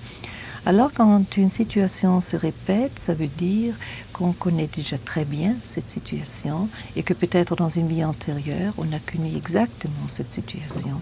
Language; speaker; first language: French; non-native, fluent; German